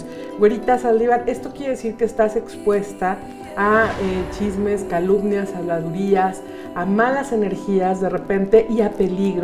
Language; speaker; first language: Spanish; native; Spanish